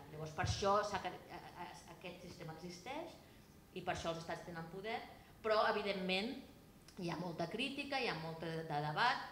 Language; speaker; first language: Catalan; native; Catalan